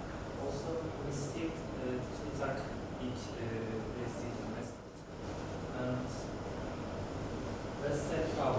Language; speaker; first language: English; non-native, learner; Turkish